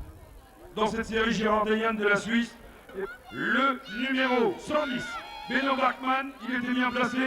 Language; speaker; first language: French; native; French